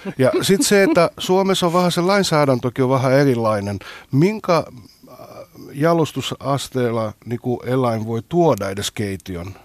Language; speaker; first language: Finnish; non-native, fluent; Greek